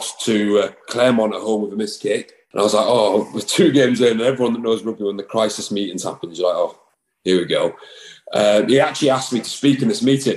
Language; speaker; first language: English; native; English